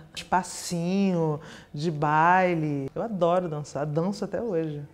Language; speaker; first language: Portuguese; native; Portuguese